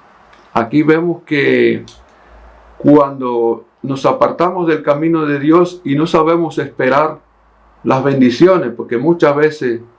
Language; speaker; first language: Spanish; native; Spanish